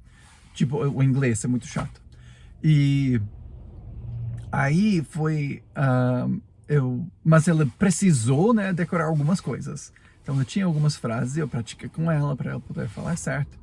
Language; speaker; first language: Portuguese; non-native, fluent; English